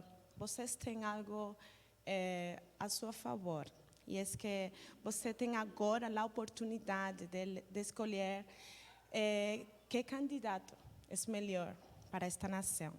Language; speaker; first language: Portuguese; non-native, learner; Spanish